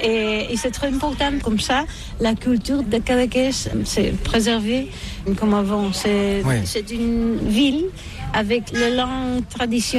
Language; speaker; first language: French; non-native, learner; Catalan